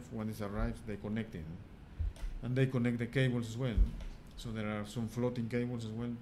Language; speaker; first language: English; non-native, fluent; Spanish